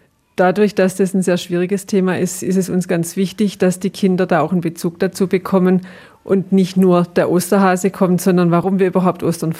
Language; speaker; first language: German; native; German